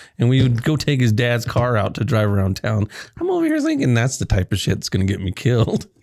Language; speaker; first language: English; native; English